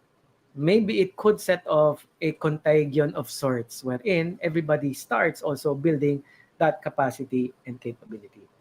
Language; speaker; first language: English; non-native, local second language; Filipino